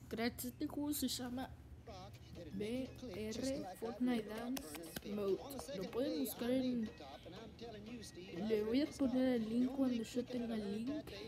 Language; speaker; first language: Spanish; early bilingual, other home language; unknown